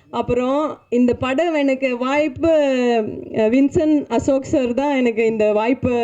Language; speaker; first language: Tamil; non-native, learner; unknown